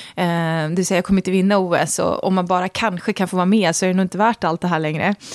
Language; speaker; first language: Swedish; native; Swedish